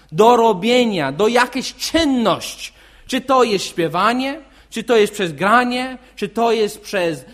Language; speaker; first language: Polish; non-native, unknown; English